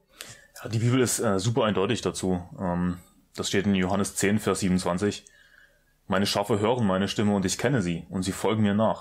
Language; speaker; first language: German; native; German